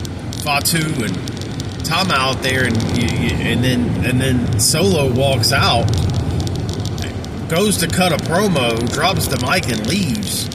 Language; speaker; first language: English; native; English